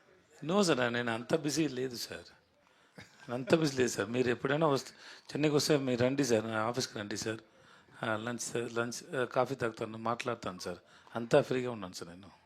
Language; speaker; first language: Telugu; non-native, learner; Tamil